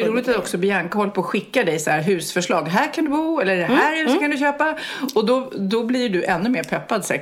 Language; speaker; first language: Swedish; native; Swedish